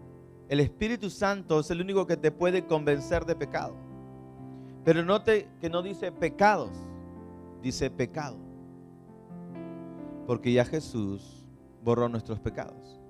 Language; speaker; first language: Spanish; native; Spanish